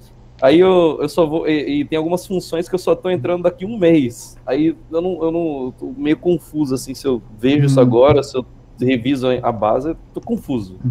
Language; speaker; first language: Portuguese; native; Portuguese